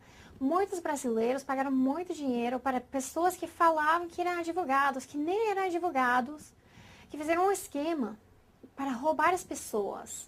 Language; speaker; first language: Portuguese; non-native, fluent; English